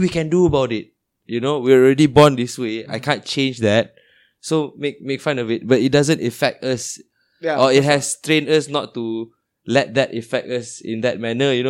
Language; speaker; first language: English; non-native, local second language; Malay